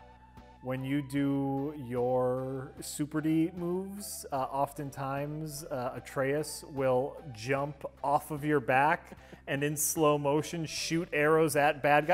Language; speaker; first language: English; native; English